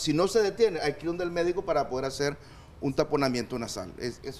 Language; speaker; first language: Spanish; native; Spanish